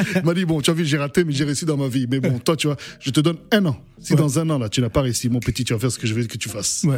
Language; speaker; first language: French; native; French